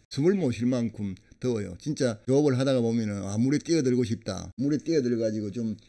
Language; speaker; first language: Korean; native; Korean